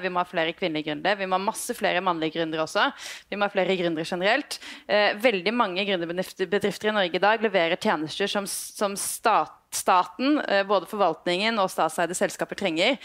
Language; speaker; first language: Norwegian; native; Norwegian